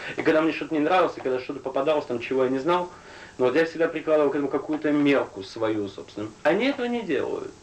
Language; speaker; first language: Russian; native; Russian